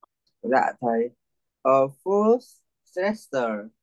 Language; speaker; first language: English; non-native, learner; Vietnamese